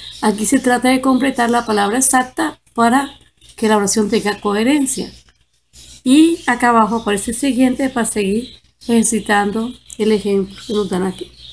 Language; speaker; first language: Spanish; native; Spanish